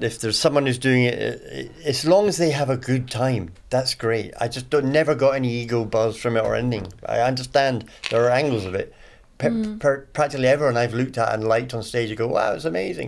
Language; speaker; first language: English; native; English